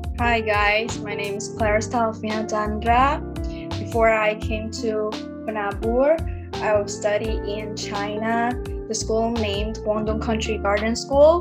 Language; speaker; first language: English; early bilingual, other home language; Indonesian